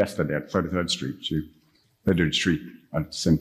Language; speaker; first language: English; non-native, local second language; Ganda